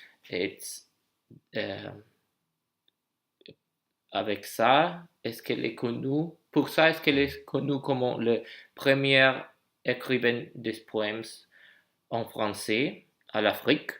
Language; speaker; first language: French; non-native, learner; English